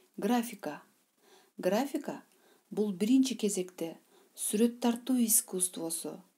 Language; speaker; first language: Kyrgyz; non-native, local second language; Uzbek